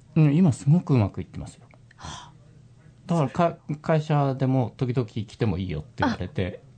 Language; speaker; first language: Japanese; native; Japanese